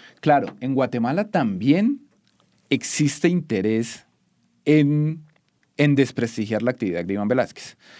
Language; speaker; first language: Spanish; native; Spanish